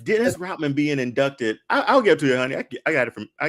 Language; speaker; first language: English; native; English